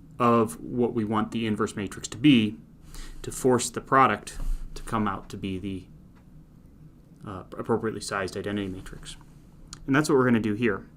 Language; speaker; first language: English; native; English